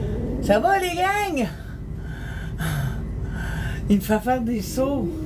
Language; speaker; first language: French; native; French